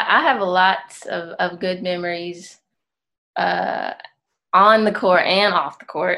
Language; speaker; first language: English; native; English